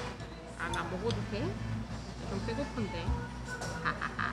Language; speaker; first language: Korean; non-native, fluent; Russian